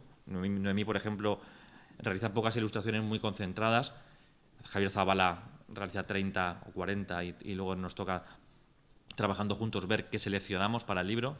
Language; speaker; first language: Spanish; native; Spanish